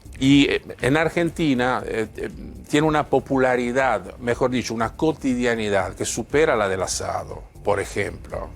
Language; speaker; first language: Spanish; non-native, fluent; Italian